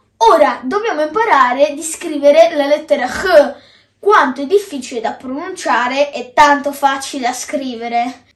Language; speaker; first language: Italian; non-native, learner; Georgian